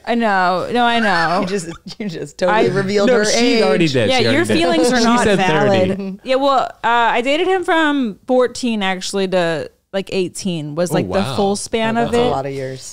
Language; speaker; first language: English; native; English